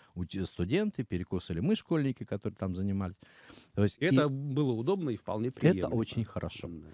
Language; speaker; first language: Russian; native; Russian